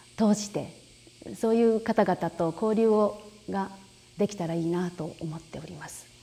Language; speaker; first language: Japanese; native; Japanese